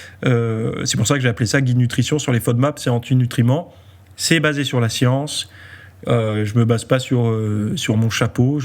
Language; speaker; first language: French; native; French